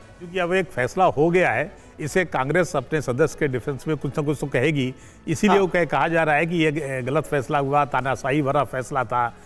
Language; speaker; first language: Hindi; native; Hindi